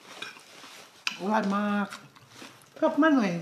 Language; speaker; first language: Thai; native; Thai